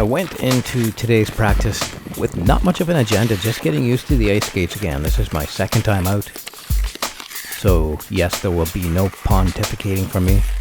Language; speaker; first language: English; native; English